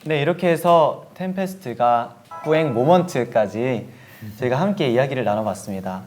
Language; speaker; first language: Korean; native; Korean